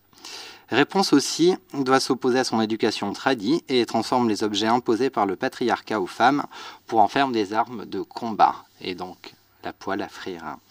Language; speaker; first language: French; native; French